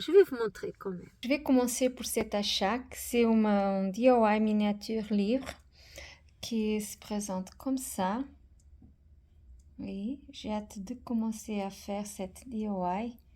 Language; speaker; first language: French; non-native, fluent; Portuguese